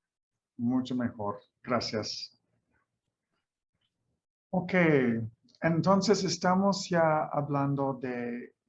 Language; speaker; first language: Spanish; non-native, fluent; English